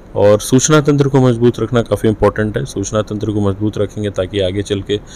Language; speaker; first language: Hindi; native; Hindi